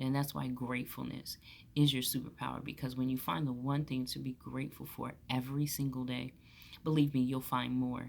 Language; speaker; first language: English; native; English